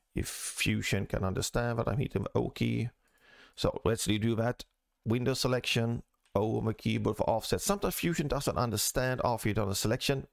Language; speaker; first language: English; non-native, fluent; Swedish